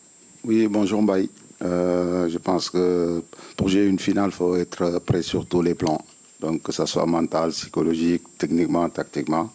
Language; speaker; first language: French; non-native, local second language; Wolof